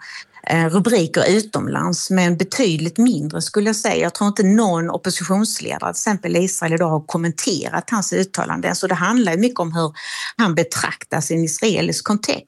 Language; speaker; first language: Swedish; native; Swedish